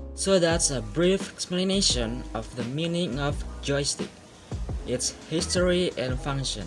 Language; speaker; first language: English; non-native, learner; Indonesian